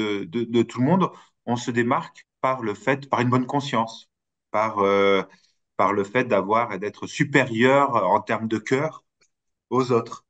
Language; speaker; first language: French; native; French